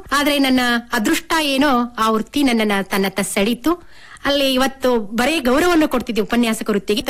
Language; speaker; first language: Kannada; native; Kannada